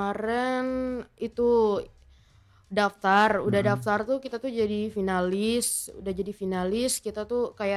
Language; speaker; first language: Indonesian; non-native, local second language; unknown